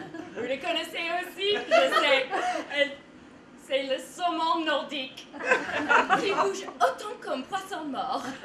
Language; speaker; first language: French; non-native, fluent; English